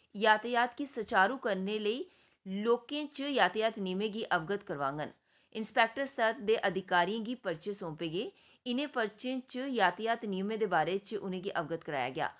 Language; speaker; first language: Punjabi; non-native, local second language; Dogri